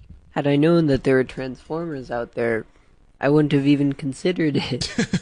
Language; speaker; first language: English; native; English